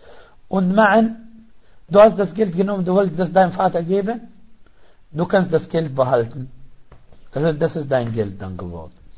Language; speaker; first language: German; non-native, fluent; Arabic